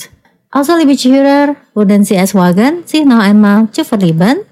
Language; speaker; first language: German; non-native, fluent; Indonesian